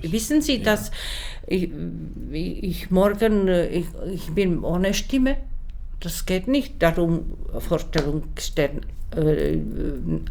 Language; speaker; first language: German; non-native, learner; Czech